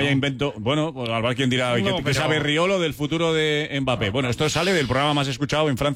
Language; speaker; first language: Spanish; native; Spanish